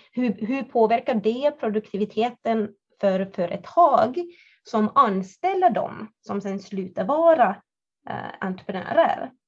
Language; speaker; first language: Swedish; non-native, fluent; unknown